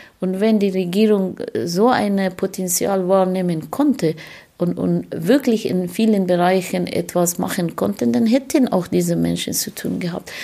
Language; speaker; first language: German; non-native, fluent; Persian